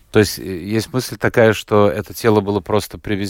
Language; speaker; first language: Russian; native; Russian